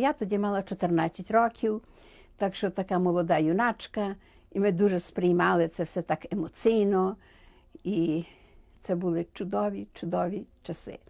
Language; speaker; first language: Ukrainian; native; Ukrainian